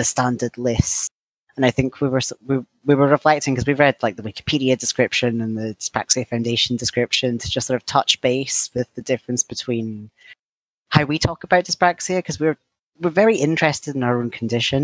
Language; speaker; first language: English; native; English